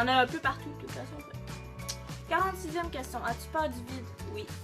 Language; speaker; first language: French; native; French